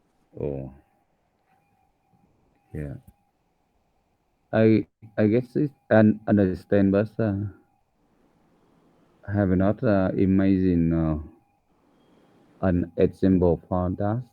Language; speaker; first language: English; non-native, learner; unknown